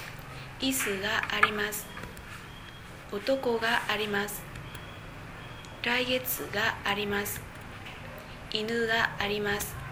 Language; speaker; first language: Japanese; non-native, learner; Vietnamese